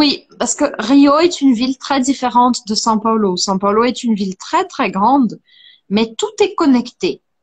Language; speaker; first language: French; non-native, fluent; Portuguese